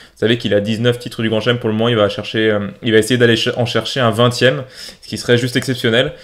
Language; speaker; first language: French; native; French